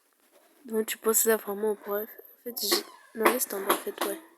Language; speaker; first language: French; native; French